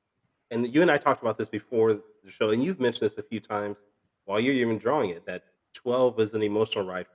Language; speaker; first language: English; native; English